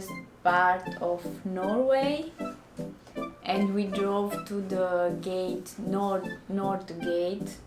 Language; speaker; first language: English; non-native, learner; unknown